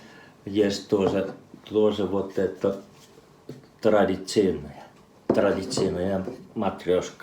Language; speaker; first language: Russian; non-native, fluent; Finnish